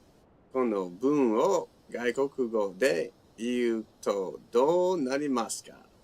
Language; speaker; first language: Japanese; non-native, fluent; English